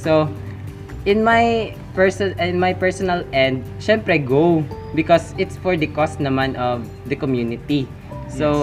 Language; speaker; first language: English; non-native, local second language; Cebuano